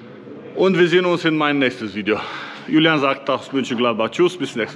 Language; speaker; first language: German; non-native, learner; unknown